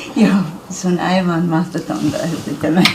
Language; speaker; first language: Finnish; early bilingual, heritage; English